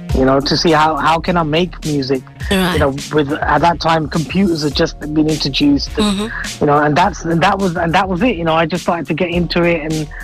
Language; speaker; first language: English; native; English